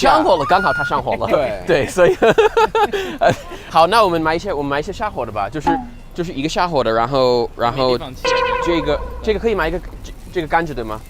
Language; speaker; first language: Chinese; non-native, fluent; English